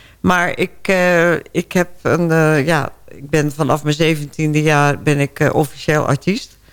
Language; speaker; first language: Dutch; native; Dutch